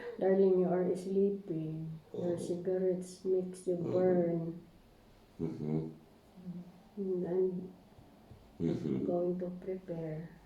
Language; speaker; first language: English; non-native, learner; Filipino